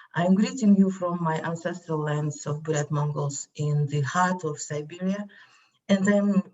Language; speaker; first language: English; non-native, fluent; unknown